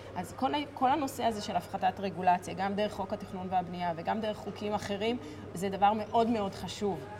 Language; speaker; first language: Hebrew; native; Hebrew